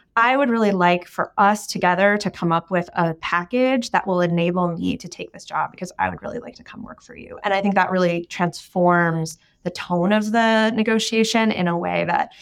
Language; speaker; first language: English; native; English